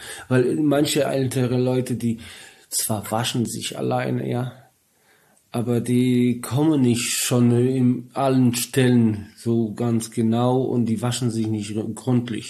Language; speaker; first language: German; non-native, learner; Polish